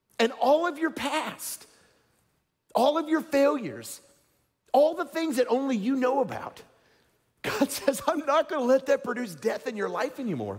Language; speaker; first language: English; native; English